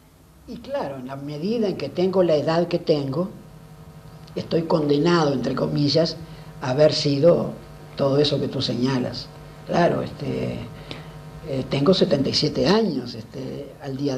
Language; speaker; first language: Spanish; native; Spanish